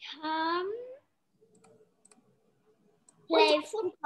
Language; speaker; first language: English; non-native, learner; Vietnamese